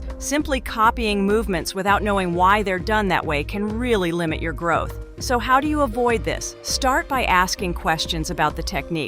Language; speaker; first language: English; non-native, fluent; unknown